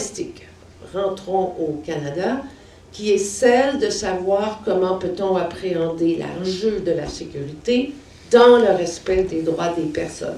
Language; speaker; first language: French; native; French